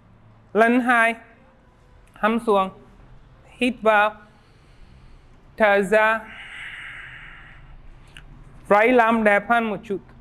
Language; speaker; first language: Vietnamese; non-native, learner; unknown